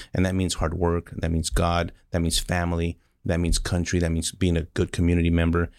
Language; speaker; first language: English; early bilingual, other home language; Spanish